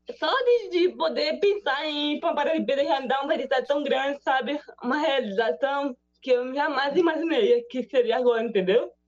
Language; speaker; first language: Portuguese; native; Portuguese